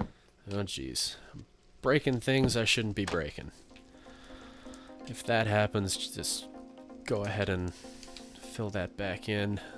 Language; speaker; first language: English; native; English